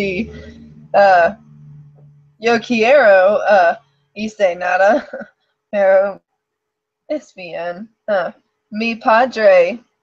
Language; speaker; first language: Spanish; non-native, learner; English